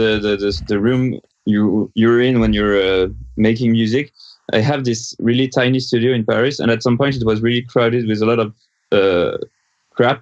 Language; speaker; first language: English; non-native, fluent; French